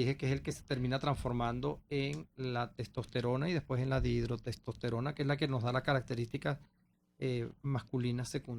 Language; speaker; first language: Spanish; native; Spanish